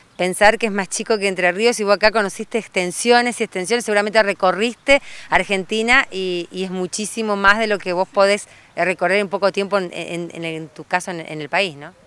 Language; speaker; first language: Spanish; native; Spanish